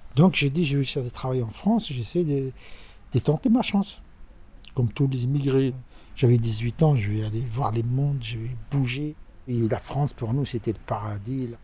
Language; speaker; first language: French; non-native, learner; Arabic